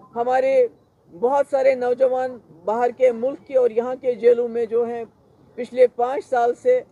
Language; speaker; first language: Urdu; non-native, local second language; Kashmiri